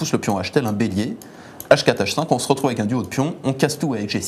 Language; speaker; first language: French; native; French